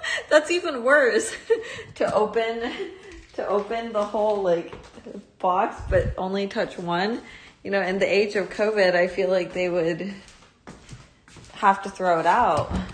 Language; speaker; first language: English; early bilingual, other home language; Chinese